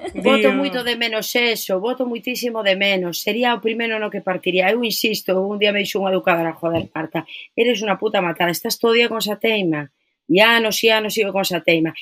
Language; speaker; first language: Galician; non-native, local second language; Spanish